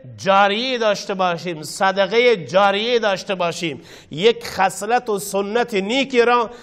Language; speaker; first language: Persian; non-native, local second language; Baluchi